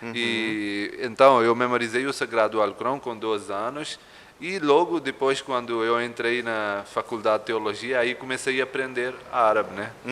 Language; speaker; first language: Portuguese; non-native, fluent; Urdu